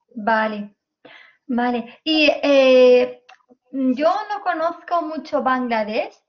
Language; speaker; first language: Spanish; native; Spanish